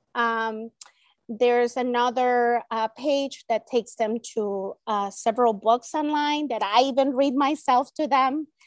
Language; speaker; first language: English; non-native, fluent; Spanish